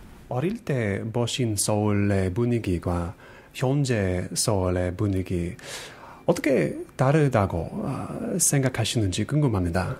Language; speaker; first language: Korean; non-native, fluent; English